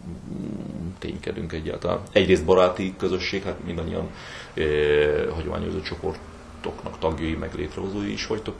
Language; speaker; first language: Hungarian; native; Hungarian